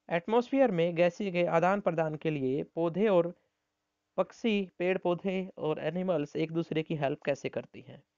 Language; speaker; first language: Hindi; native; Hindi